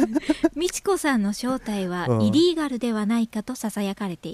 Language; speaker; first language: Japanese; native; Japanese